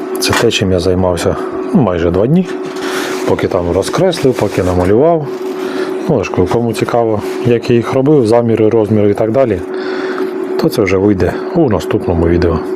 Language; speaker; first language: Ukrainian; native; Ukrainian